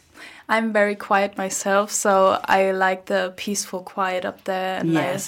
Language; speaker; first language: English; non-native, fluent; German